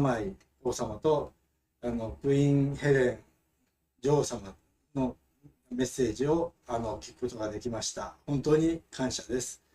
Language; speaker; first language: Japanese; non-native, fluent; Filipino